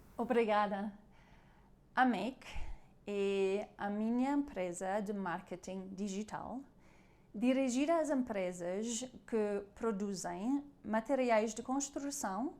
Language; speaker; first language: Portuguese; non-native, learner; German